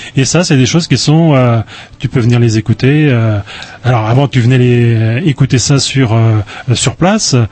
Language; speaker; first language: French; native; French